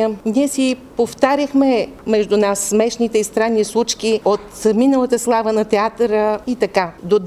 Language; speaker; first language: Bulgarian; native; Bulgarian